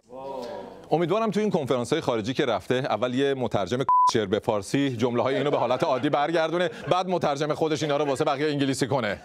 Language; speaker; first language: Persian; native; Persian